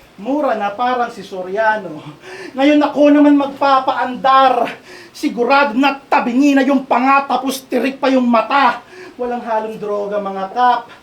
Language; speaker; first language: Filipino; native; Filipino